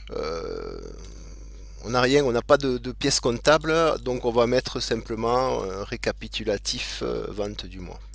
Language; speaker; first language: French; native; French